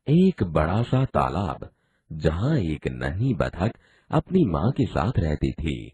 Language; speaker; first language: Hindi; non-native, local second language; Gujarati